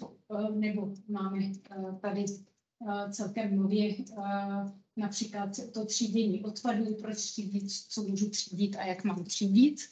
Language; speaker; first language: Czech; non-native, fluent; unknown